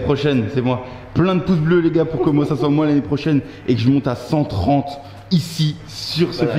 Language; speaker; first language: French; native; French